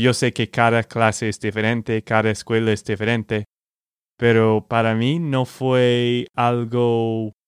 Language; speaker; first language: Spanish; non-native, fluent; English